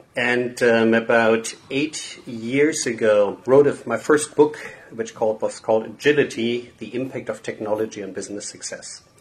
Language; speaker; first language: English; non-native, fluent; German